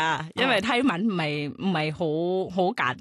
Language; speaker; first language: Cantonese; non-native, learner; Thai